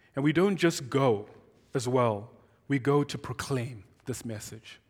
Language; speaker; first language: English; non-native, local second language; Shona